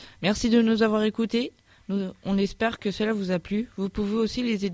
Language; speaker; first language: French; native; French